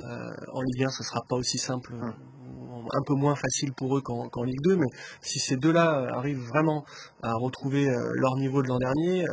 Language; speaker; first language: French; native; French